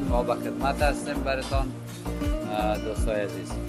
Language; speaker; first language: Persian; native; Persian